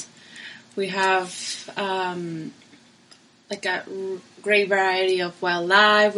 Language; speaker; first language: English; non-native, learner; Spanish